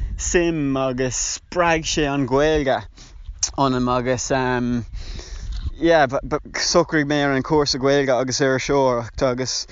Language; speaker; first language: Irish; non-native, local second language; English